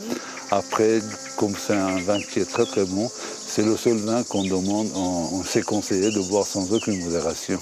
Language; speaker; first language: French; non-native, fluent; Persian